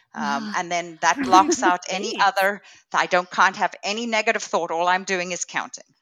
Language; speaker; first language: English; native; English